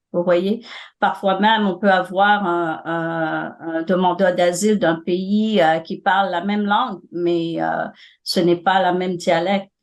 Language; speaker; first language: French; non-native, local second language; Morisyen